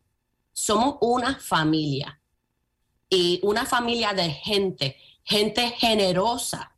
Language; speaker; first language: Spanish; early bilingual, heritage; Spanish